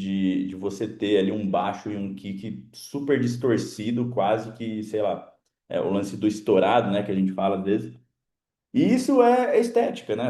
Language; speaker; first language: Portuguese; native; Portuguese